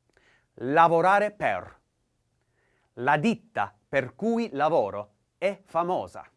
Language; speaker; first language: Italian; non-native, learner; English